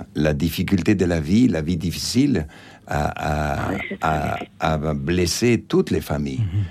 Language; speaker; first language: French; non-native, fluent; Spanish